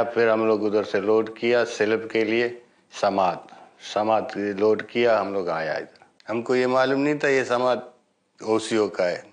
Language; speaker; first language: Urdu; non-native, learner; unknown